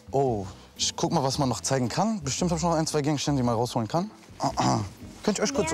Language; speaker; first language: German; native; German